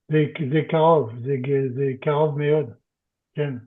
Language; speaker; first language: Hebrew; non-native, learner; French